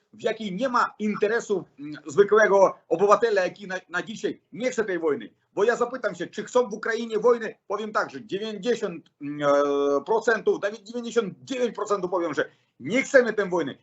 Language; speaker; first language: Polish; non-native, learner; Russian